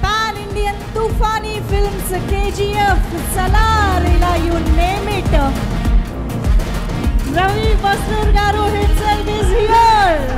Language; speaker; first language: Telugu; native; Telugu